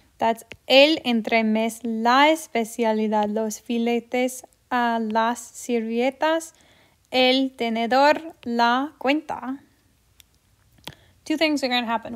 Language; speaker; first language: Spanish; non-native, fluent; English